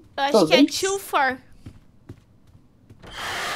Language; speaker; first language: Portuguese; native; Portuguese